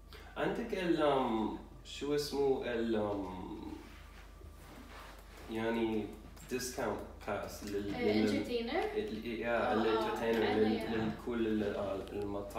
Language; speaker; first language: Arabic; non-native, learner; English